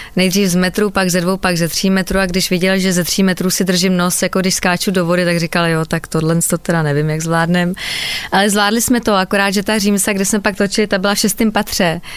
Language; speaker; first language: Czech; native; Czech